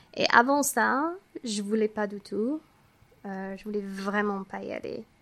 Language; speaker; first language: French; non-native, fluent; English